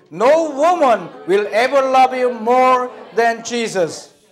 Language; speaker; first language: English; non-native, fluent; Korean